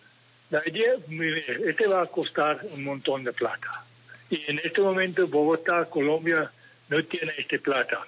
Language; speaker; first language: Spanish; non-native, fluent; English